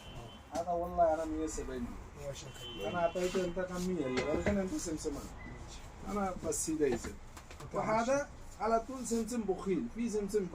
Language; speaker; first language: Arabic; non-native, learner; Bangla